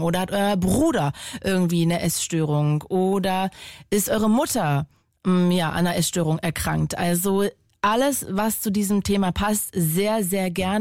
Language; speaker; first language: German; native; German